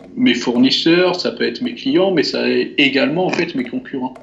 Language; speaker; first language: French; native; French